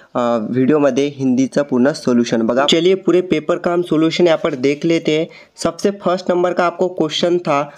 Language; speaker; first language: Hindi; non-native, local second language; Marathi